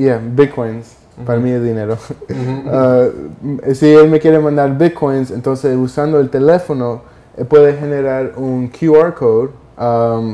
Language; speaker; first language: Spanish; early bilingual, heritage; Spanish